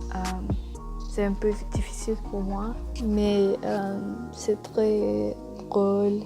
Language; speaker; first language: French; non-native, learner; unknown